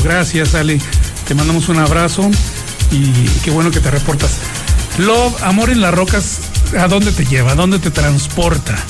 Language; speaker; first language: Spanish; early bilingual, other home language; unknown